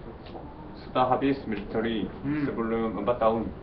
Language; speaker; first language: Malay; non-native, learner; Korean